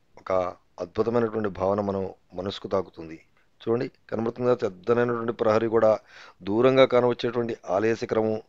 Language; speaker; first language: Telugu; native; Telugu